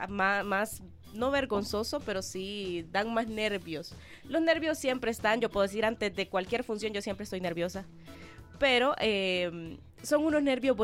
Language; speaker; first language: Spanish; native; Spanish